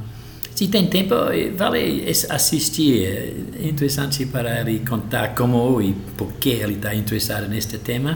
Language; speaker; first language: Portuguese; non-native, fluent; Spanish